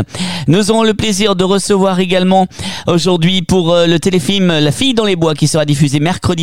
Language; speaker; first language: French; native; French